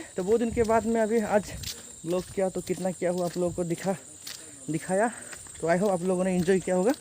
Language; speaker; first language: Hindi; non-native, local second language; Nepali